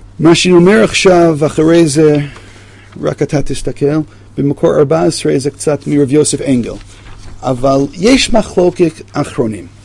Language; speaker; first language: Hebrew; non-native, fluent; English